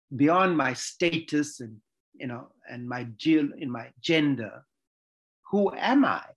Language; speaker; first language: English; native; English